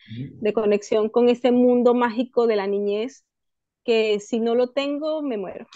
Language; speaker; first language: Spanish; native; Spanish